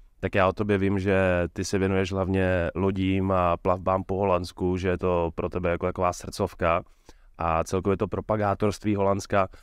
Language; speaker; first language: Czech; native; Czech